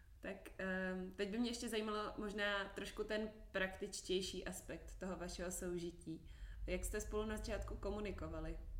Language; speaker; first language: Czech; native; Czech